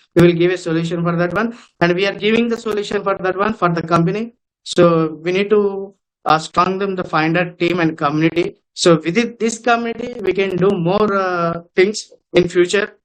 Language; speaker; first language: English; non-native, local second language; Telugu